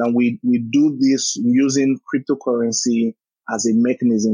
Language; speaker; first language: English; non-native, local second language; Yoruba